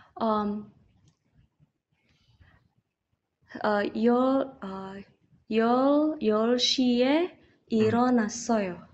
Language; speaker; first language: Korean; non-native, learner; Indonesian